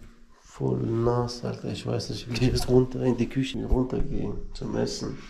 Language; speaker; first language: German; non-native, learner; Russian